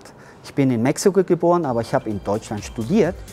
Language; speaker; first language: German; early bilingual, heritage; German